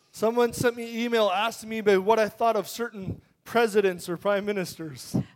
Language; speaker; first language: English; native; English